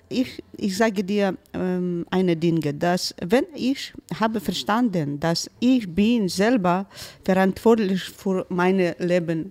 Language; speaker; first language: German; non-native, learner; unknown